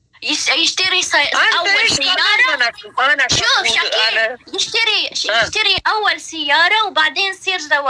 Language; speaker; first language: Arabic; non-native, learner; Pashto